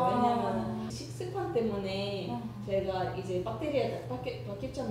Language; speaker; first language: Korean; non-native, learner; Russian